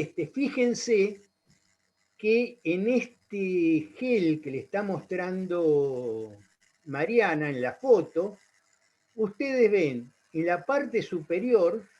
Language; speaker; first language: Spanish; native; Spanish